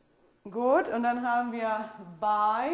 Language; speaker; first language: German; non-native, fluent; Italian